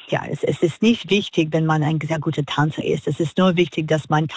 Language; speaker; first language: German; non-native, learner; English